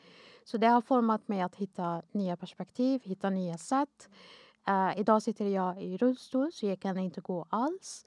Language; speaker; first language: Swedish; non-native, fluent; Arabic